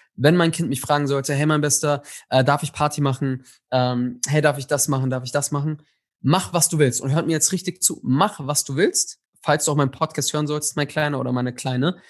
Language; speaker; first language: German; early bilingual, other home language; Tigrinya